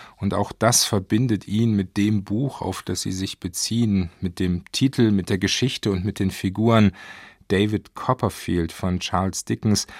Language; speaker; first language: German; native; German